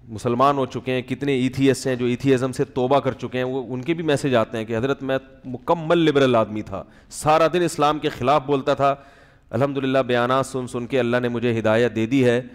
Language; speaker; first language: Urdu; native; Urdu